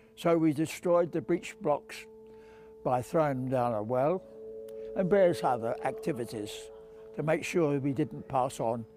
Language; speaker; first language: English; native; English